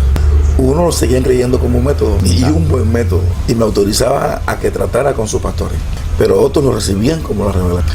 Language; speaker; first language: Spanish; native; Spanish